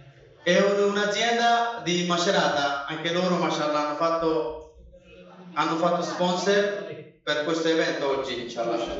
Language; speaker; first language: Italian; non-native, fluent; Bangla